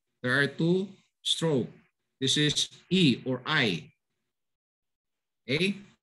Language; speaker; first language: English; non-native, local second language; Filipino